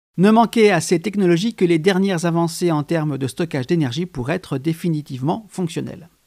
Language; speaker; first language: French; native; French